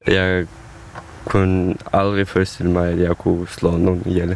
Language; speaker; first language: Danish; non-native, fluent; Ukrainian